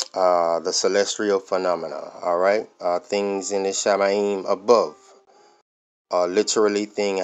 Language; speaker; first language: English; native; English